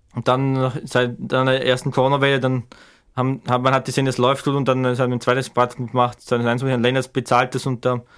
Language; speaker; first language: German; native; German